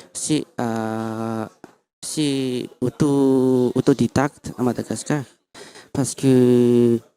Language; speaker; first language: French; non-native, local second language; Malagasy